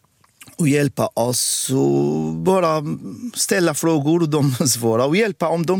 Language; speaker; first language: Swedish; non-native, learner; Arabic